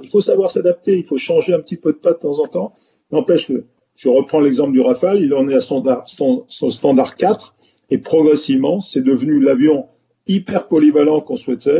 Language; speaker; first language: French; native; French